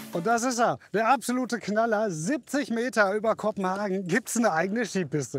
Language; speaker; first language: German; native; German